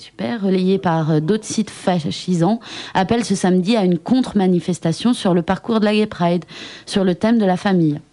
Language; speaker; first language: French; native; French